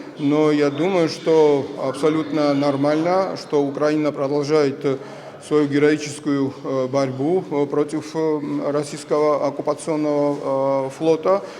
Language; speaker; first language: Russian; non-native, local second language; Georgian